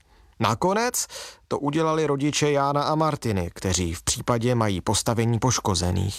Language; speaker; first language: Czech; native; Czech